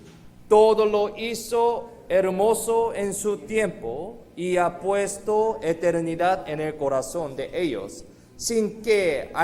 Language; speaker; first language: Spanish; non-native, fluent; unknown